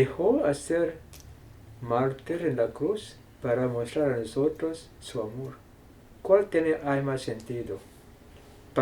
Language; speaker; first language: Spanish; non-native, fluent; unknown